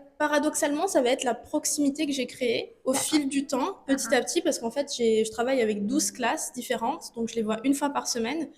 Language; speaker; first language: French; native; French